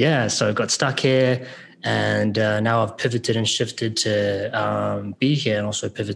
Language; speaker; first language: English; native; English